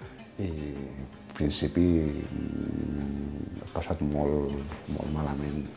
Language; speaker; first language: Catalan; non-native, fluent; Bangla